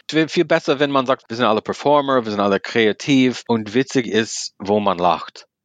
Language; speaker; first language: German; non-native, fluent; English